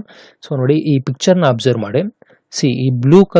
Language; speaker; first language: Kannada; native; Kannada